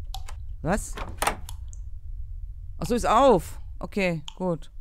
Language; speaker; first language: German; native; German